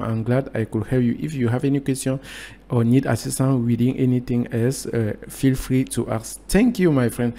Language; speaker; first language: English; non-native, local second language; French